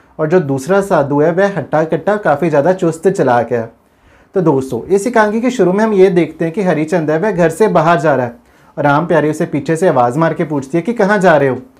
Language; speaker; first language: Hindi; non-native, local second language; Punjabi